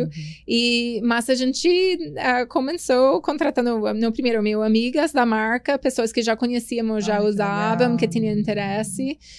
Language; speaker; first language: Portuguese; non-native, fluent; English